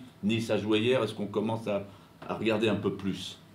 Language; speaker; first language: French; native; French